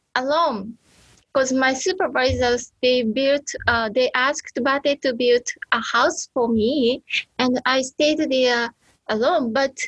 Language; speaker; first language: English; non-native, learner; Japanese